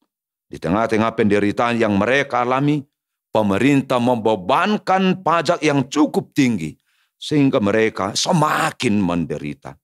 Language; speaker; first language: Indonesian; native; Indonesian